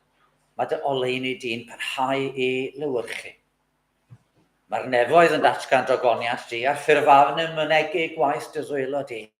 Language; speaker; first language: Welsh; native; Welsh